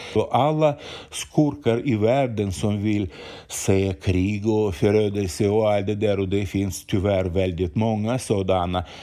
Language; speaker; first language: Swedish; non-native, fluent; Ukrainian